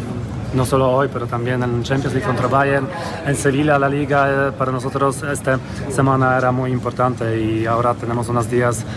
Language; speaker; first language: Spanish; non-native, fluent; Polish